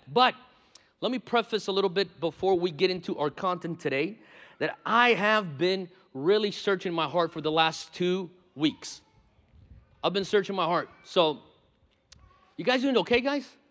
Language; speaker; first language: English; non-native, fluent; Portuguese